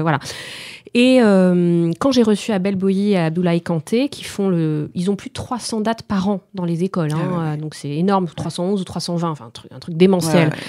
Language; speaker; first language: French; native; French